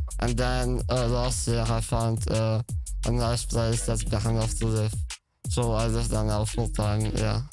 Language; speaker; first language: English; non-native, fluent; Dutch